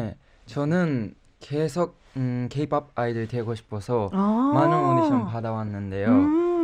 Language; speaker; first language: Korean; non-native, fluent; Japanese